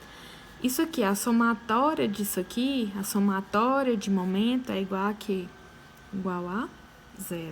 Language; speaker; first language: Portuguese; native; Portuguese